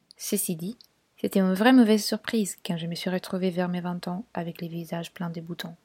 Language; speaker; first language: French; non-native, fluent; Italian